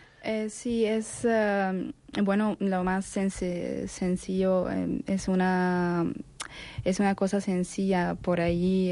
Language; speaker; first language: Spanish; non-native, learner; Arabic